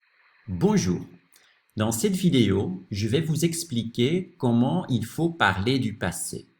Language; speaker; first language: French; non-native, fluent; Dutch